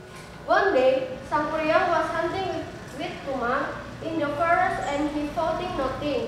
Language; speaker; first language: English; non-native, learner; Indonesian